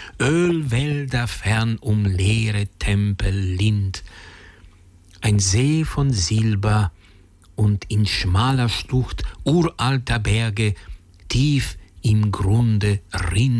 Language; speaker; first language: German; native; German